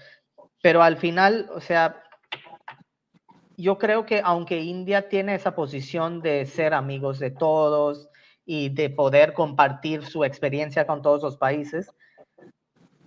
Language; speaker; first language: Spanish; non-native, fluent; Tamil